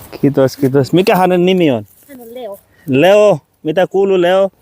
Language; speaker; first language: Finnish; non-native, learner; Bangla